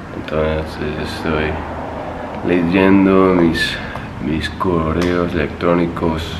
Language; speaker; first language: Spanish; non-native, fluent; English